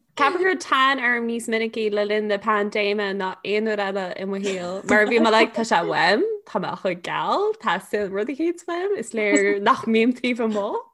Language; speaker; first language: Irish; non-native, local second language; English